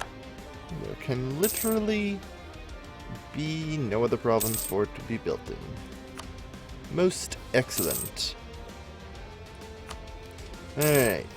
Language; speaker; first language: English; native; English